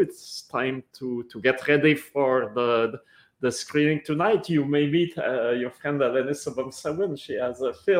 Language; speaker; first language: English; non-native, local second language; French